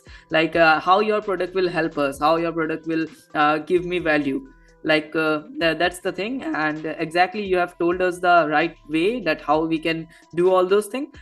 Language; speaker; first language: English; non-native, local second language; Hindi